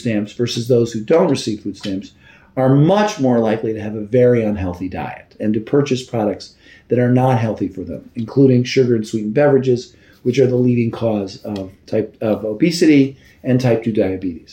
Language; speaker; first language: English; native; English